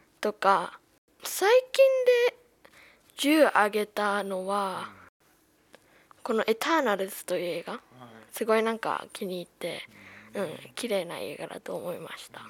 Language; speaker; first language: Japanese; early bilingual, heritage; Japanese